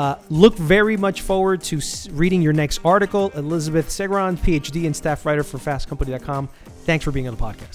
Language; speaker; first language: English; early bilingual, other home language; Spanish